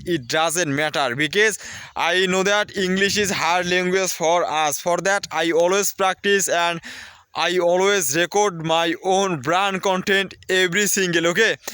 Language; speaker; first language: English; non-native, learner; Bangla